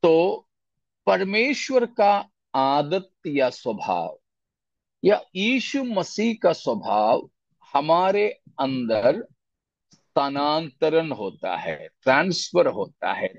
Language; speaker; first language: Hindi; non-native, local second language; Malayalam